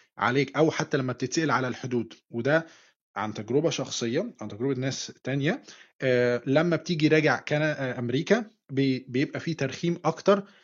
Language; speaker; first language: Arabic; native; Arabic